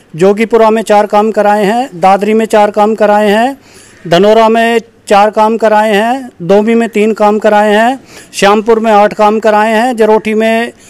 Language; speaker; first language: Hindi; native; Hindi